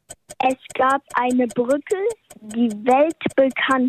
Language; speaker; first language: German; early bilingual, heritage; German